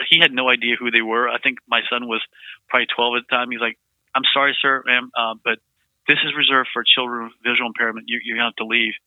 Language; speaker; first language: English; early bilingual, other home language; Vietnamese